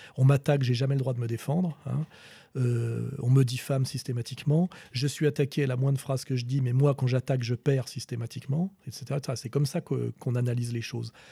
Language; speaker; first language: French; native; French